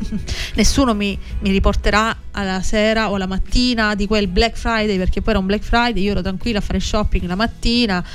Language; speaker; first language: Italian; native; Italian